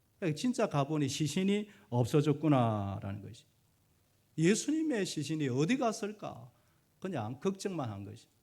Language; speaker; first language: Korean; native; Korean